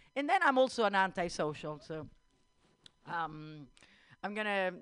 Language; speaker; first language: English; non-native, fluent; Italian